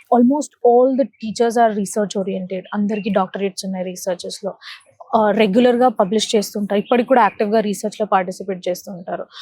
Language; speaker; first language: Telugu; native; Telugu